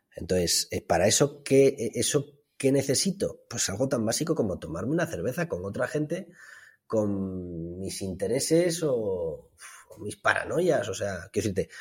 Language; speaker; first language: Spanish; native; Spanish